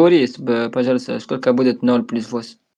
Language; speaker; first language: Russian; non-native, learner; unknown